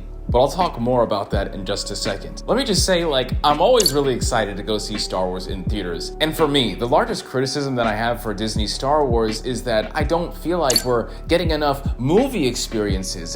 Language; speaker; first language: English; native; English